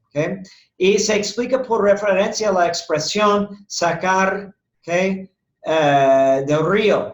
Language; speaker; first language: Spanish; non-native, fluent; English